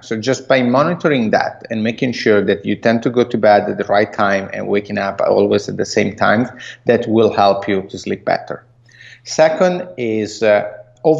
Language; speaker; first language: English; non-native, fluent; Italian